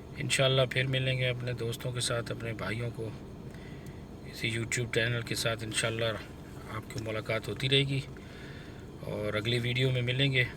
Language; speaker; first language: Urdu; non-native, local second language; Punjabi